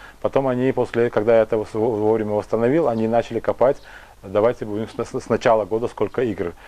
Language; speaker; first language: Russian; non-native, local second language; Tajik